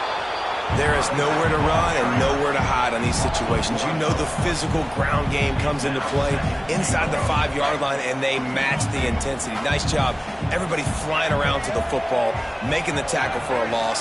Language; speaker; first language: English; native; English